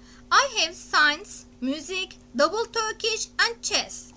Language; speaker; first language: English; non-native, fluent; Turkish